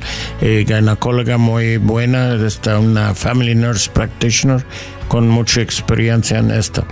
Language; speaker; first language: Spanish; non-native, learner; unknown